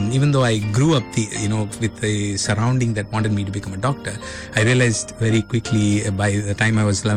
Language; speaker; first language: English; non-native, local second language; Tamil